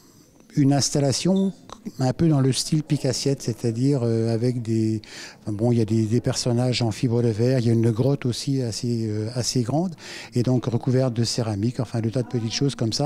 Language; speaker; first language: French; native; French